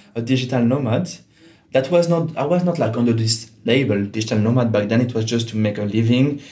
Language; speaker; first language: English; non-native, fluent; French